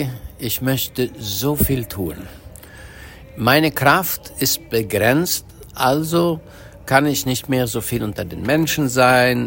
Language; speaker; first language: German; early bilingual, heritage; Low German